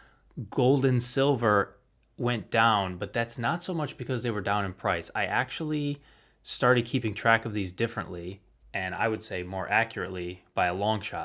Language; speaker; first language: English; native; English